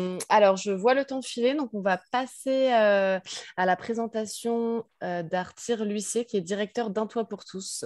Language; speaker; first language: French; native; French